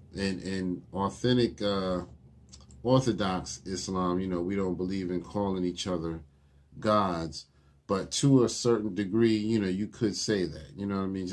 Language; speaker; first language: English; native; English